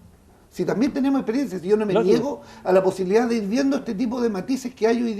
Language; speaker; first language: Spanish; native; Spanish